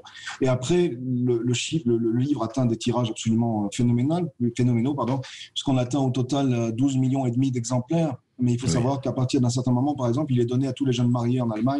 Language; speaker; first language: French; native; French